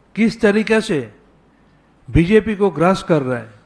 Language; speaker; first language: Hindi; non-native, local second language; Bangla